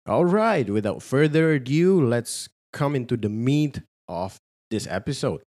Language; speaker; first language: English; non-native, fluent; Indonesian